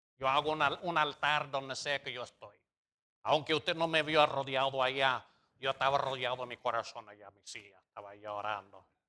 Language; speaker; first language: Spanish; non-native, fluent; English